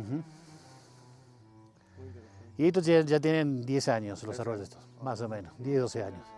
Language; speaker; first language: Spanish; native; Spanish